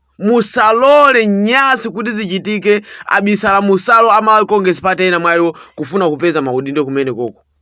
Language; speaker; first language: Nyanja; native; Nyanja